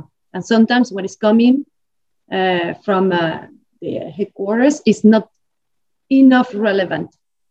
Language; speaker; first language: English; non-native, fluent; Spanish